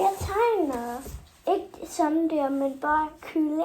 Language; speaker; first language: Danish; early bilingual, other home language; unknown